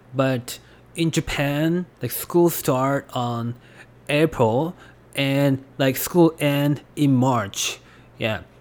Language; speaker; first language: English; non-native, fluent; Japanese